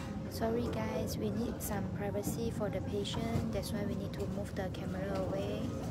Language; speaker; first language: English; non-native, local second language; Cantonese